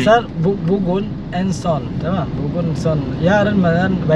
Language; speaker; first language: Turkish; non-native, learner; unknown